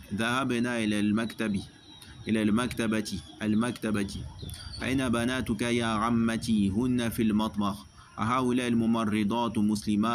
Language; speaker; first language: Arabic; non-native, fluent; French